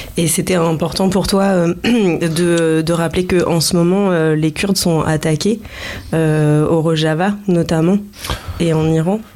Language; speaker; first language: French; native; French